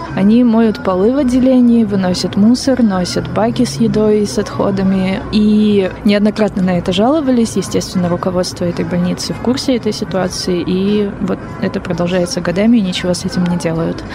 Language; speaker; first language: Russian; native; Russian